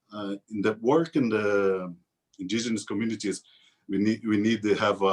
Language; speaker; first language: English; non-native, learner; Portuguese